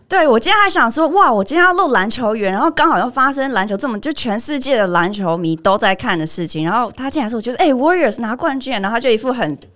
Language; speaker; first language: Chinese; native; Chinese